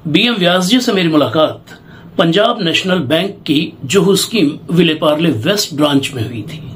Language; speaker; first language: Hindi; native; Hindi